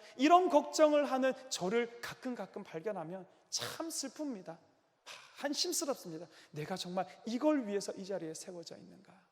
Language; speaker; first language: Korean; native; Korean